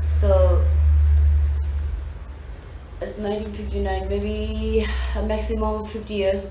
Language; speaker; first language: English; non-native, learner; Tibetan